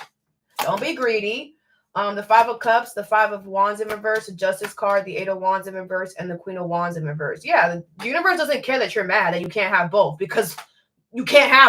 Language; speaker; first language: English; native; English